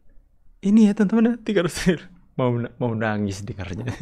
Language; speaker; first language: Indonesian; native; Indonesian